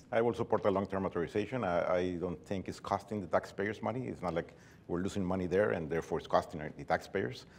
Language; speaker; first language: English; non-native, fluent; Spanish